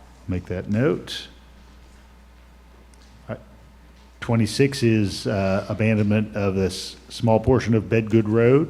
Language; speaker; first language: English; native; English